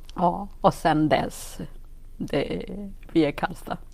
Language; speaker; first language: Swedish; non-native, fluent; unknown